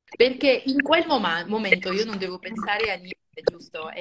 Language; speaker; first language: Italian; non-native, fluent; Georgian